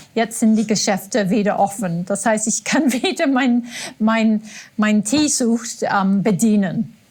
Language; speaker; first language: German; non-native, fluent; English